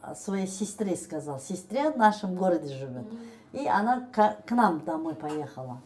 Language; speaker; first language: Russian; non-native, local second language; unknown